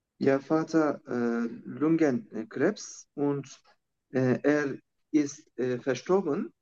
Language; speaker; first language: German; non-native, learner; Turkish